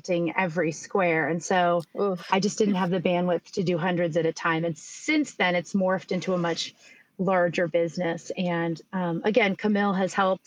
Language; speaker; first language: English; native; English